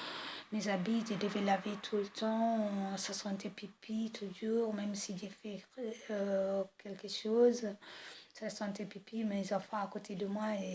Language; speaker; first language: French; non-native, fluent; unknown